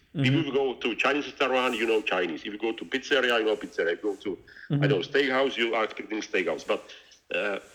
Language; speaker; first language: English; non-native, learner; Czech